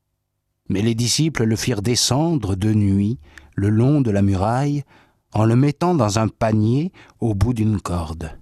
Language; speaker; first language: French; native; French